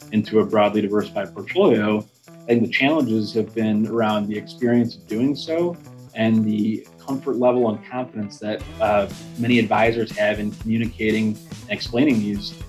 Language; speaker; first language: English; native; English